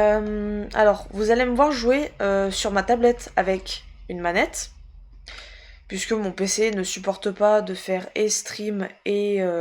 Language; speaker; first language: French; native; French